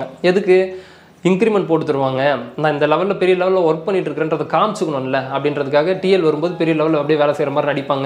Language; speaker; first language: Tamil; native; Tamil